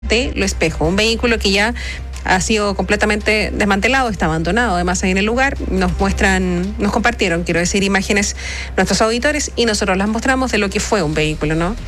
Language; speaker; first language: Spanish; native; Spanish